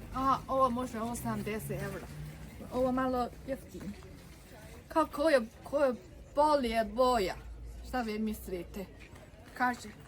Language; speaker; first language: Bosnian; non-native, learner; Chinese